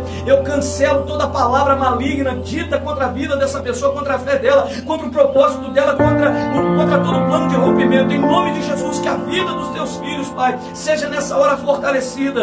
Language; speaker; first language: Portuguese; native; Portuguese